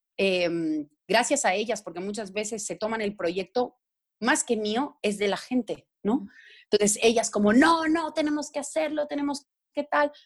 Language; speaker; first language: Spanish; native; Spanish